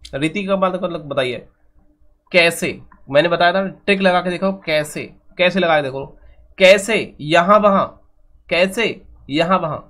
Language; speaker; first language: Hindi; native; Hindi